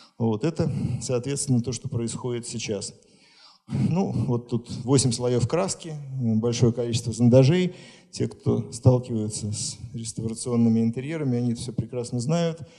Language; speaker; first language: Russian; native; Russian